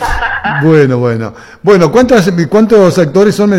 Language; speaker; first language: Spanish; native; Spanish